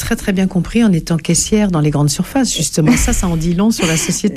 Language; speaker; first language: French; native; French